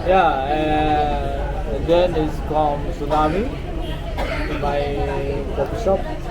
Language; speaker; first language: English; non-native, learner; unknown